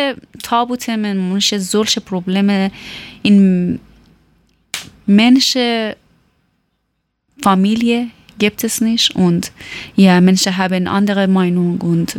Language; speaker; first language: German; non-native, learner; Persian